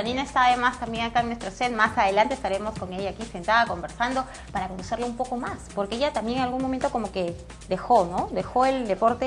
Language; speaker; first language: Spanish; native; Spanish